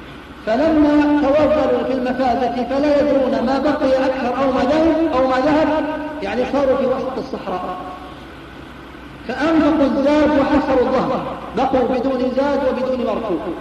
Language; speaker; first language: Arabic; native; Arabic